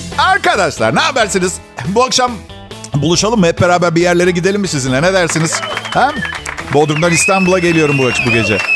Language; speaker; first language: Turkish; native; Turkish